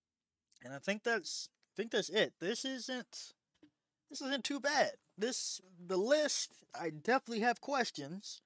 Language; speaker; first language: English; native; English